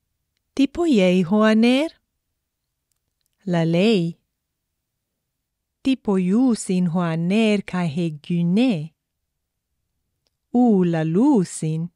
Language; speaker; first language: Greek; non-native, fluent; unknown